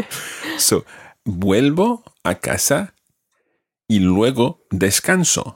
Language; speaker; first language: Spanish; non-native, fluent; English